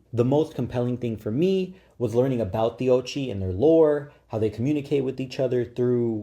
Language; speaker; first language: English; native; English